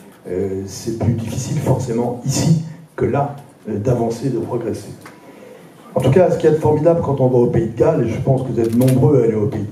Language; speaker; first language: French; native; French